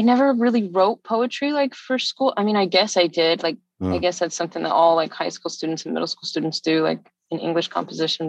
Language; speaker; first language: English; native; English